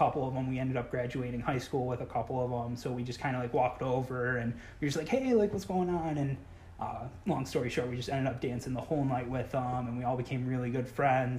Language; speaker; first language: English; native; English